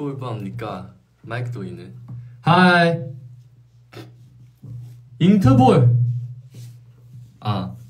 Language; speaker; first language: Korean; non-native, fluent; Chinese